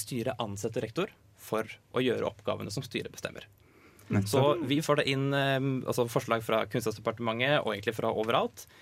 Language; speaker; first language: Norwegian; native; Norwegian